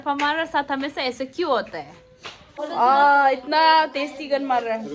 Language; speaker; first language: Hindi; non-native, local second language; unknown